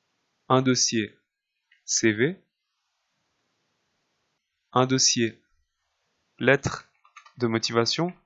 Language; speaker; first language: French; native; French